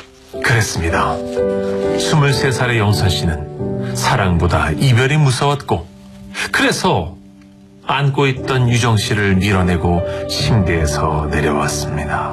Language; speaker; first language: Korean; native; Korean